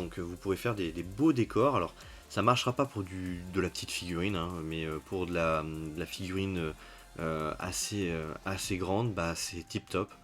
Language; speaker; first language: French; native; French